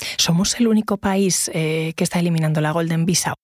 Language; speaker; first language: Spanish; native; Spanish